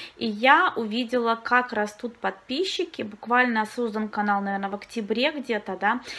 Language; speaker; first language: Russian; native; Russian